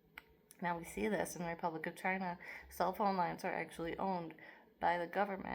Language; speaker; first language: English; native; English